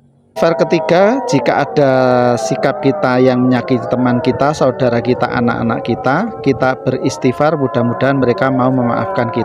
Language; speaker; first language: Indonesian; native; Indonesian